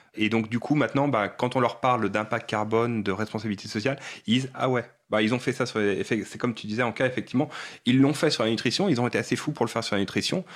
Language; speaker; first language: French; native; French